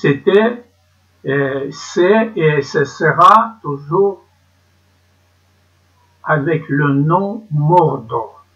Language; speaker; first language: French; non-native, learner; Ukrainian